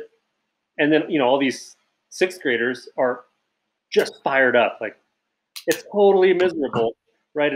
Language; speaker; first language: English; native; English